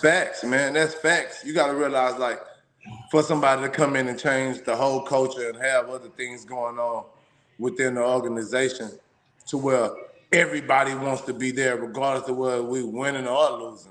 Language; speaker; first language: English; native; English